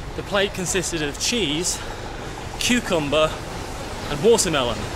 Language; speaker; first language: English; native; English